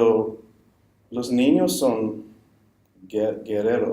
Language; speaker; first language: Spanish; non-native, fluent; English